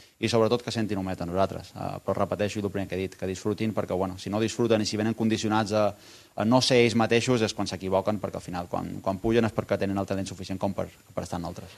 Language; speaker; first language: Catalan; native; Catalan